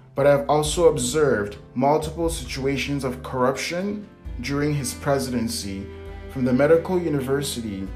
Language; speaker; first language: English; native; English